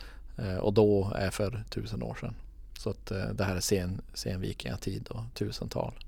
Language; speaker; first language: Swedish; native; Swedish